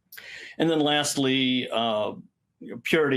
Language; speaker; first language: English; native; English